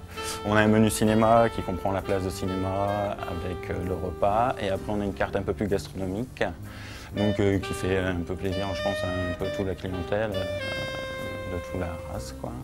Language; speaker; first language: French; native; French